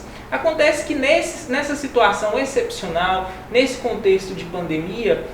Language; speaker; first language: Portuguese; native; Portuguese